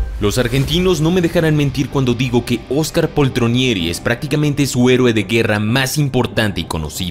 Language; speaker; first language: Spanish; native; Spanish